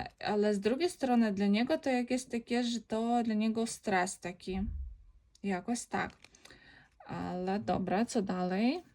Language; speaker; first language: Polish; non-native, learner; Ukrainian